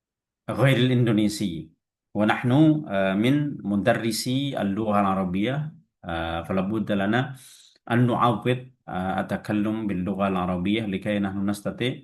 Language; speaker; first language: Arabic; non-native, fluent; Indonesian